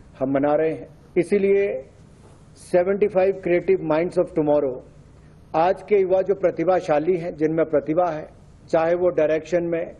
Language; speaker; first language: Hindi; native; Hindi